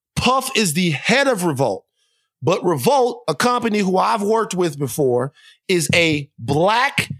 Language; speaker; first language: English; native; English